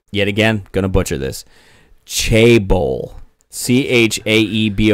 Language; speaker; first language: English; native; English